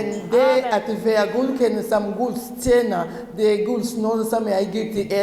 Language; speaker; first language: Danish; non-native, learner; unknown